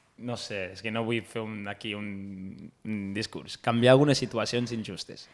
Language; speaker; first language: Catalan; early bilingual, other home language; Bini